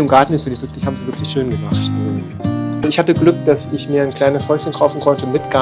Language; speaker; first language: German; native; German